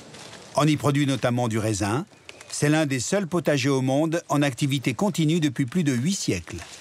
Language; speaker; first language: French; native; French